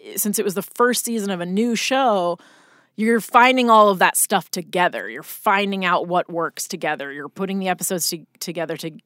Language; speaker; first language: English; native; English